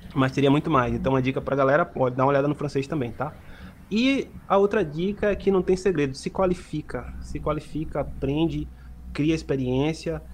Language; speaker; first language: Portuguese; native; Portuguese